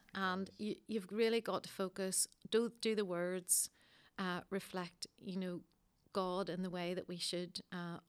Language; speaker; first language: English; native; English